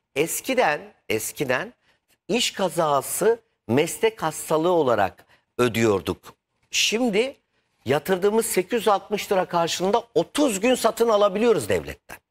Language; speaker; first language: Turkish; native; Turkish